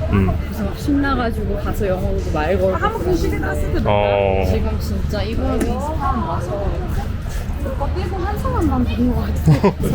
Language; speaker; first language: Korean; non-native, fluent; Persian